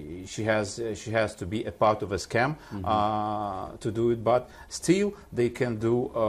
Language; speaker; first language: English; non-native, fluent; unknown